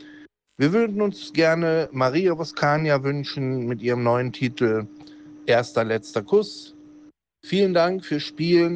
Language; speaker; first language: German; native; German